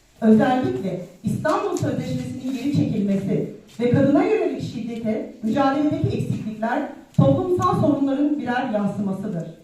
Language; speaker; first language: Turkish; native; Turkish